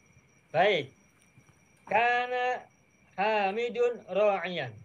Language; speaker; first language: Arabic; non-native, fluent; Indonesian